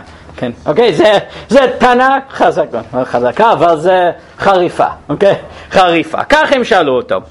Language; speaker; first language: Hebrew; non-native, fluent; English